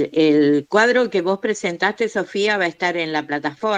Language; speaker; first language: Spanish; native; Spanish